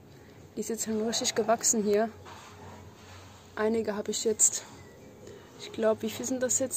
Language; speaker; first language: German; native; German